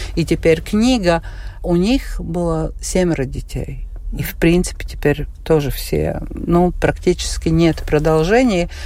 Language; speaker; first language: Russian; non-native, local second language; Latvian